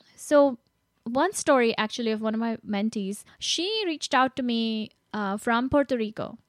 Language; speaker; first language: English; non-native, local second language; Gujarati